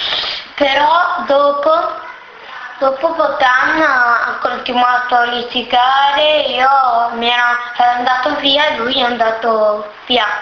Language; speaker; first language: Italian; early bilingual, other home language; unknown